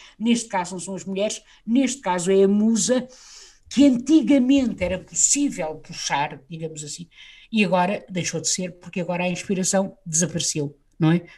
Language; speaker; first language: Portuguese; native; Portuguese